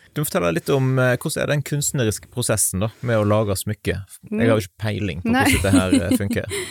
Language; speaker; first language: Norwegian; native; Norwegian